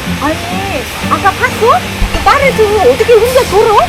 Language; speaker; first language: Korean; non-native, fluent; Vietnamese